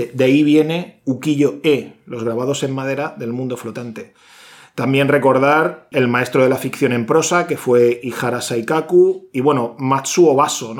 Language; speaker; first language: Spanish; native; Spanish